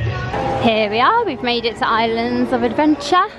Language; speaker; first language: English; native; English